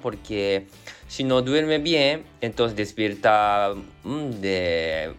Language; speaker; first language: Spanish; non-native, learner; Japanese